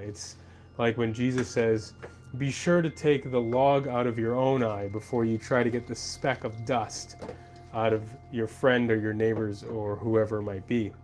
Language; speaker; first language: English; native; English